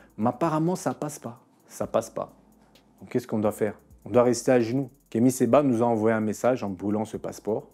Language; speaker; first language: French; non-native, local second language; Lingala